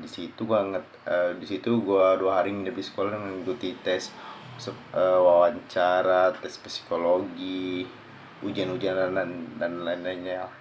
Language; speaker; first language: Indonesian; early bilingual, heritage; Indonesian